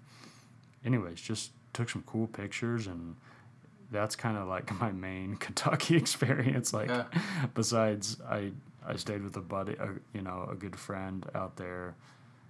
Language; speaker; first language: English; native; English